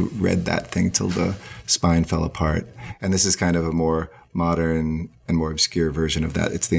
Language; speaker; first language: English; native; English